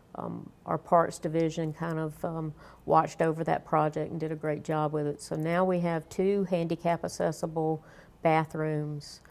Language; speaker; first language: English; native; English